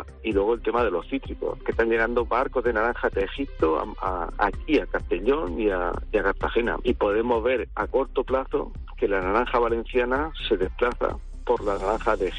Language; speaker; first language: Spanish; native; Spanish